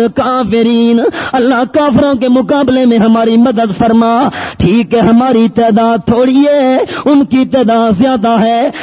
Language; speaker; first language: Urdu; non-native, local second language; Pashto